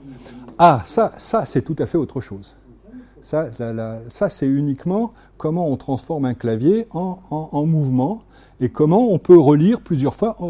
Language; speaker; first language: French; native; French